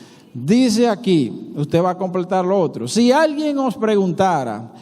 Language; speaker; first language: Spanish; native; Spanish